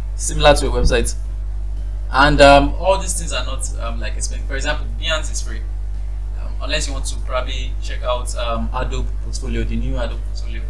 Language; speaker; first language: English; non-native, local second language; Yoruba